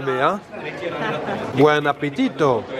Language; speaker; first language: French; native; French